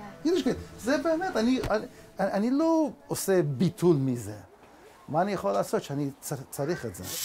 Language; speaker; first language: Hebrew; non-native, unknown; English